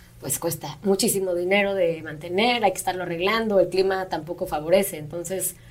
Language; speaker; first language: Spanish; native; Spanish